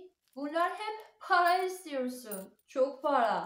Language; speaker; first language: Turkish; non-native, learner; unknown